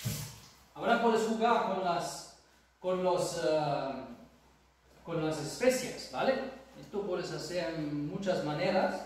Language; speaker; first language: Spanish; non-native, fluent; German